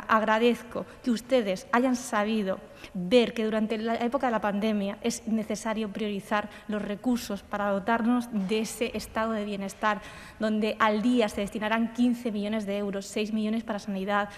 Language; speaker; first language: Spanish; native; Spanish